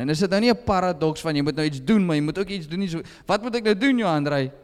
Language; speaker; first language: Afrikaans; native; Afrikaans